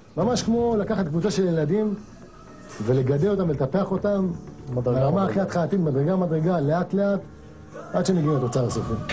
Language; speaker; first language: Hebrew; native; Hebrew